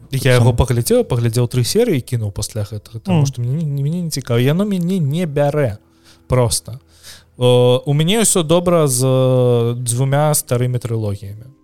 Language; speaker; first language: Belarusian; non-native, local second language; Russian